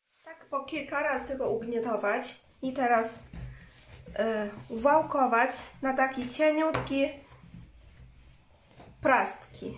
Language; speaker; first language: Polish; non-native, learner; Chinese